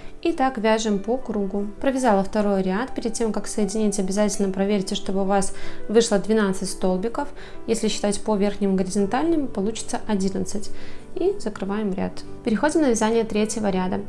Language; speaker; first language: Russian; native; Russian